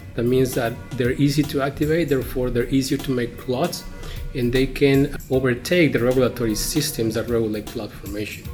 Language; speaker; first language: English; non-native, fluent; Spanish